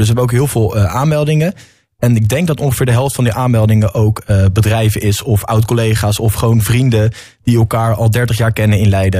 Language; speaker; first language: Dutch; native; Dutch